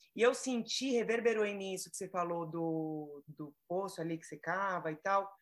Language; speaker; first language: Portuguese; native; Portuguese